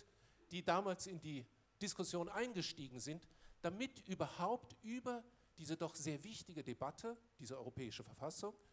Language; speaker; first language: German; non-native, local second language; Luxembourgish